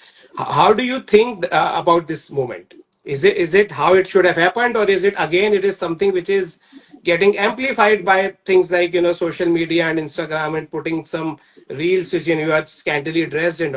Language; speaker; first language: English; non-native, local second language; Hindi